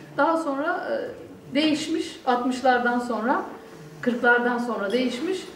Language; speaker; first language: Turkish; native; Turkish